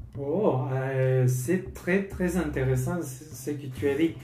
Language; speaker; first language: French; non-native, learner; Spanish